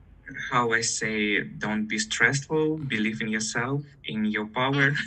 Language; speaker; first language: English; non-native, learner; Russian